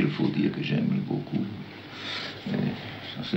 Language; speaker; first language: French; non-native, learner; German